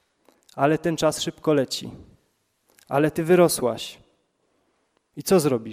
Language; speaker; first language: Polish; native; Polish